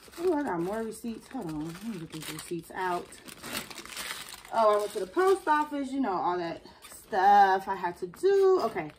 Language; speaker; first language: English; native; English